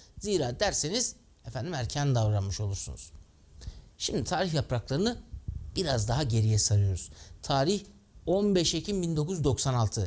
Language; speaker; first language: Turkish; native; Turkish